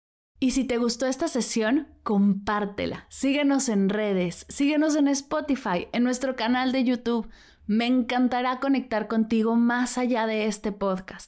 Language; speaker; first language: Spanish; native; Spanish